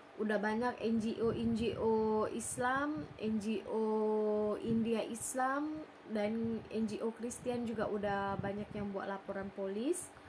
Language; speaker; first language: Indonesian; native; Indonesian